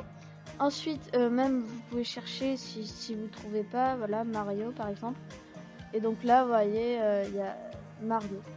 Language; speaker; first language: French; native; French